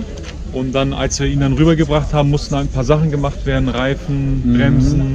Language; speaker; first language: German; native; German